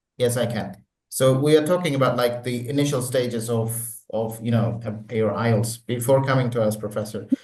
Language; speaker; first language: English; non-native, local second language; Bangla